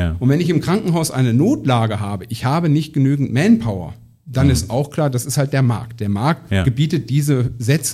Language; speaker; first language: German; native; German